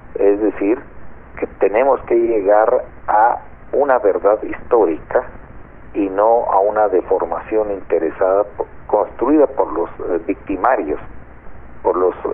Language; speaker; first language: Spanish; native; Spanish